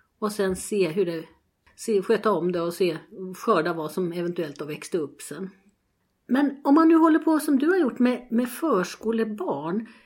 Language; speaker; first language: Swedish; native; Swedish